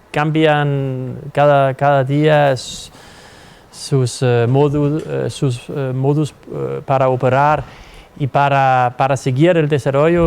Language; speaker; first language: Spanish; non-native, fluent; Danish